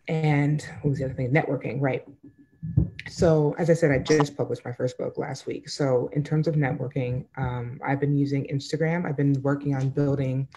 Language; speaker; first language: English; native; English